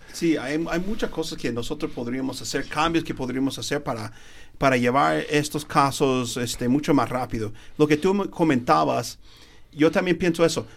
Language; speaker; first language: Spanish; non-native, fluent; English